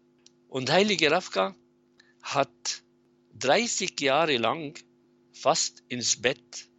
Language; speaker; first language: German; non-native, fluent; Arabic